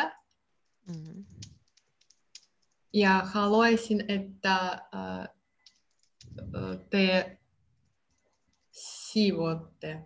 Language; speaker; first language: Finnish; non-native, learner; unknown